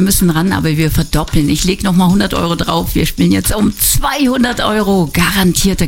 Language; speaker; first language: German; native; German